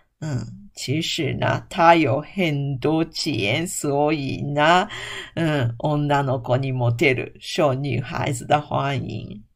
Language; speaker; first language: Chinese; non-native, fluent; Japanese